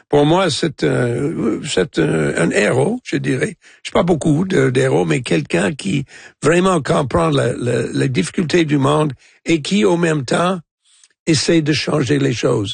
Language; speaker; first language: French; non-native, local second language; English